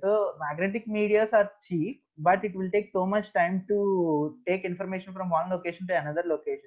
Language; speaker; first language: English; non-native, local second language; Telugu